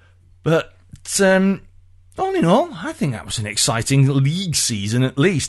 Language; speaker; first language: English; native; English